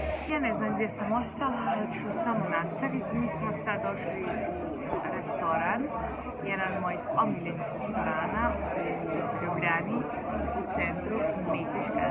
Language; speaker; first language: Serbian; early bilingual, heritage; Serbian